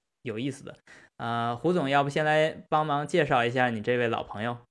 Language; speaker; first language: Chinese; native; Chinese